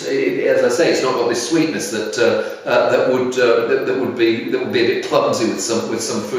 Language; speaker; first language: English; native; English